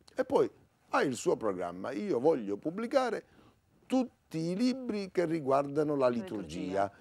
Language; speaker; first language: Italian; native; Italian